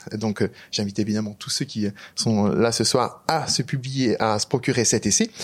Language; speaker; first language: French; native; French